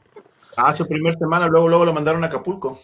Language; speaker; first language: Spanish; native; Spanish